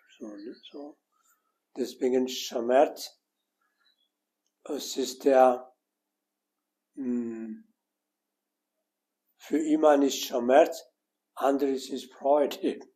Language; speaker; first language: German; non-native, learner; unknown